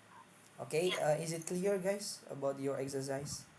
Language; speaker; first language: English; non-native, fluent; Indonesian